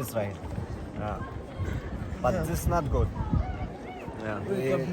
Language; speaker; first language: English; non-native, learner; Arabic